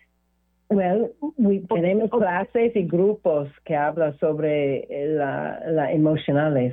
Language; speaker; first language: Spanish; non-native, learner; English